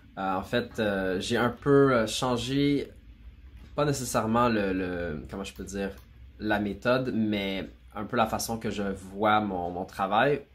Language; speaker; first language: French; native; French